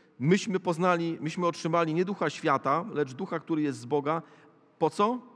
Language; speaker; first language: Polish; native; Polish